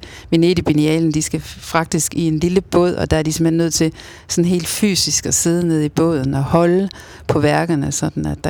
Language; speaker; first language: Danish; native; Danish